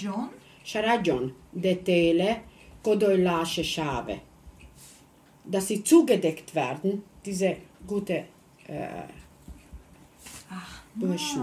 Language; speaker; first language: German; non-native, local second language; Romany